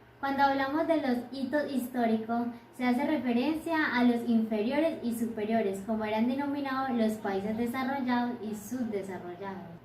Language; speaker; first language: Spanish; native; Spanish